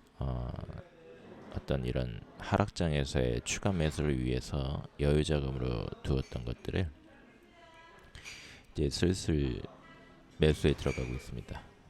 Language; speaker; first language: Korean; native; Korean